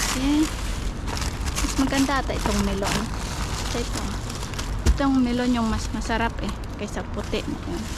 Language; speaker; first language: Filipino; native; Filipino